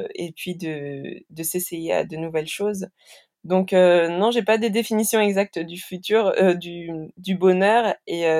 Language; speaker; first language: French; native; French